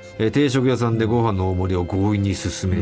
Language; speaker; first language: Japanese; native; Japanese